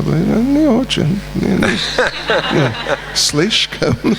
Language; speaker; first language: Russian; non-native, learner; English